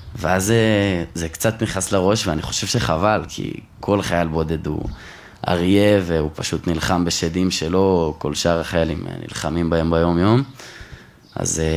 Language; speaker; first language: Hebrew; native; Hebrew